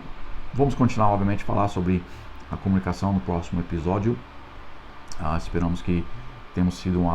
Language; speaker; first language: Portuguese; non-native, fluent; English